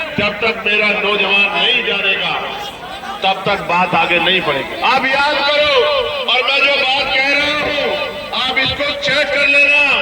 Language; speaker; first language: Hindi; native; Hindi